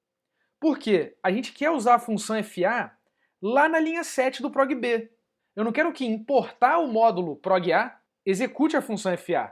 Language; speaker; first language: Portuguese; native; Portuguese